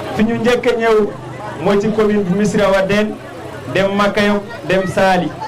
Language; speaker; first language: Wolof; non-native, local second language; Fula